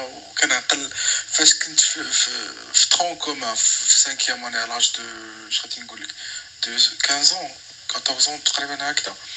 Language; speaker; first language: Arabic; native; Arabic